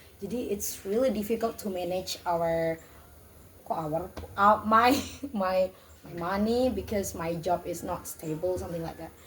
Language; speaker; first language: English; non-native, learner; Indonesian